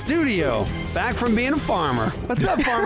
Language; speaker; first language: English; native; English